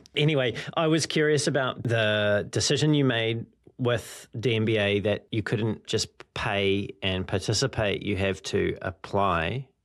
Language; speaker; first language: English; native; English